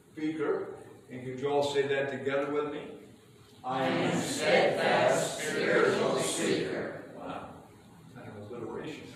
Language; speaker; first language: English; native; English